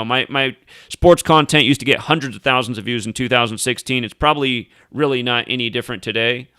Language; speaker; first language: English; native; English